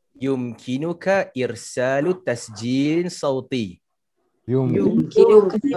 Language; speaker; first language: Arabic; non-native, fluent; Malay